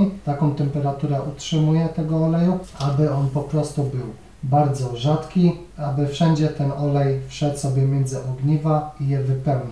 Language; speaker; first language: Polish; native; Polish